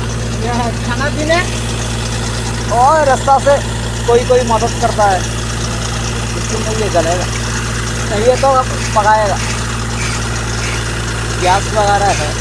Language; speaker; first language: Hindi; non-native, local second language; Malayalam